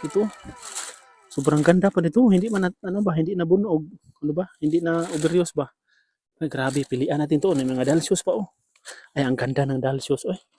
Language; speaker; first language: Filipino; non-native, local second language; Cebuano